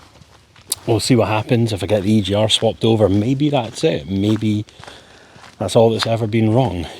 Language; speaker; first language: English; native; English